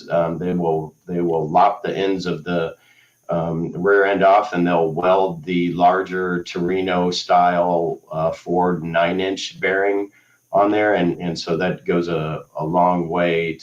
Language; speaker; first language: English; native; English